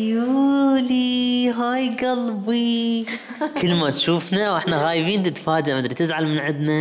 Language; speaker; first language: Arabic; native; Arabic